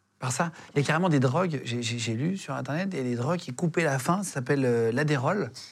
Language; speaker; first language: French; native; French